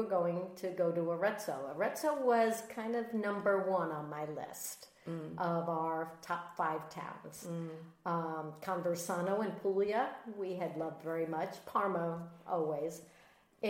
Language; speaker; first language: English; native; English